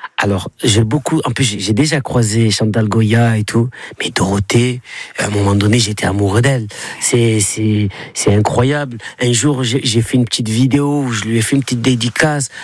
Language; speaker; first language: French; native; French